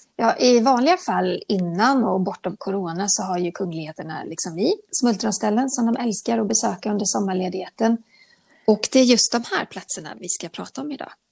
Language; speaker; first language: Swedish; native; Swedish